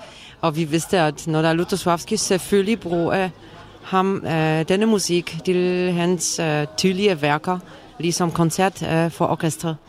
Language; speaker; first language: Danish; non-native, fluent; Polish